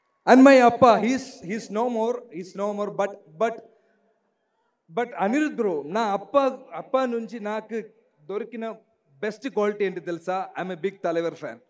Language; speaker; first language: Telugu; non-native, learner; Malayalam